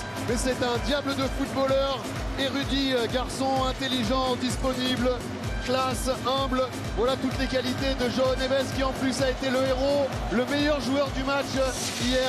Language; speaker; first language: French; native; French